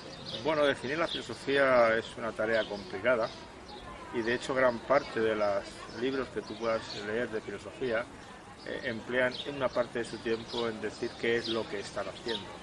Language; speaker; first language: Spanish; native; Spanish